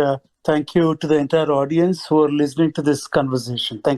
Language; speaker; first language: English; non-native, local second language; Telugu